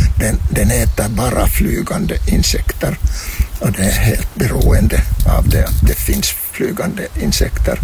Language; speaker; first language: Swedish; non-native, fluent; Finnish